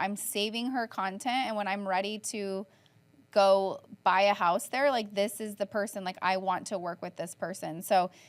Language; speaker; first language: English; native; English